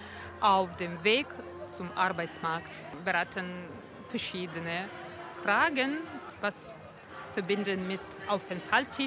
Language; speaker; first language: German; non-native, learner; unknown